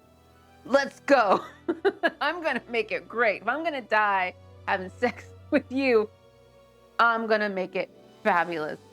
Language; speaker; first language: English; native; English